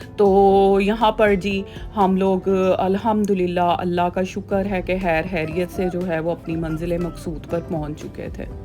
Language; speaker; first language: Urdu; native; Urdu